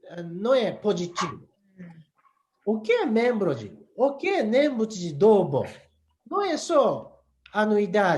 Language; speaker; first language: Portuguese; non-native, learner; Japanese